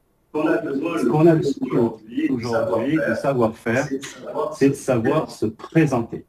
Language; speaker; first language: French; native; French